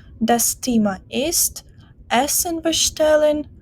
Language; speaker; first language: German; non-native, fluent; Ukrainian